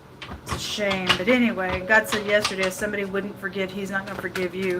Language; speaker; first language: English; native; English